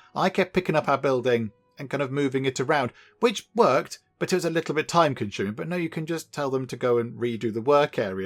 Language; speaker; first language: English; native; English